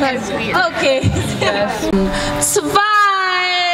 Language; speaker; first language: German; non-native, fluent; English